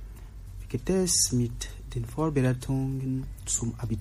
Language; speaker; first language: German; non-native, fluent; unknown